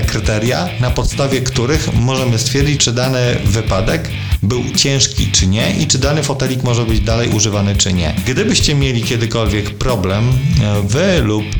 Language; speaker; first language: Polish; native; Polish